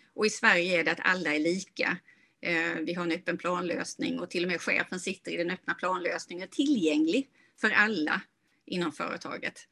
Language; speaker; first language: Swedish; native; Swedish